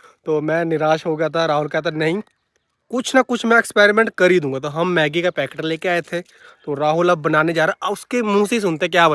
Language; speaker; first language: Hindi; non-native, local second language; Punjabi